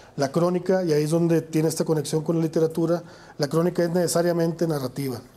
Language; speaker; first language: Spanish; native; Spanish